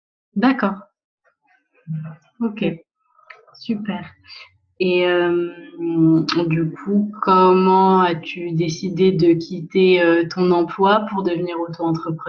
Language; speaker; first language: French; native; French